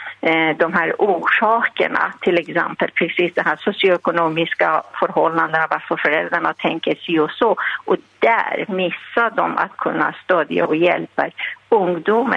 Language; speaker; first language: Swedish; non-native, fluent; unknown